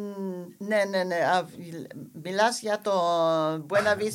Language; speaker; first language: Greek; non-native, fluent; English